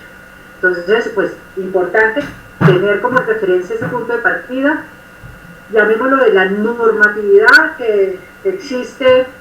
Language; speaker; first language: Spanish; native; Spanish